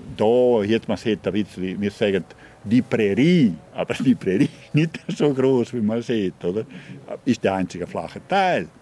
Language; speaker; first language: German; non-native, local second language; Italian